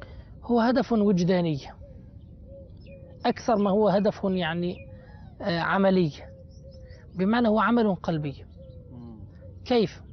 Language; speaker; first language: Arabic; native; Arabic